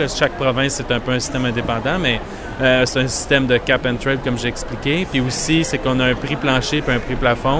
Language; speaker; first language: French; native; French